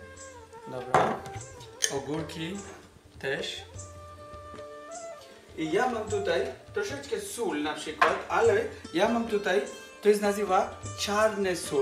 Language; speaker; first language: Polish; non-native, learner; Bangla